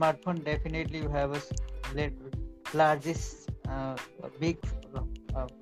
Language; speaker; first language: English; non-native, local second language; Marathi